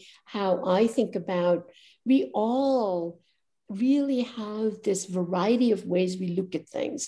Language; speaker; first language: English; non-native, local second language; Gujarati